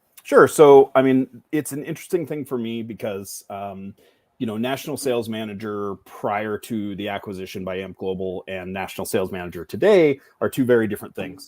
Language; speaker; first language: English; native; English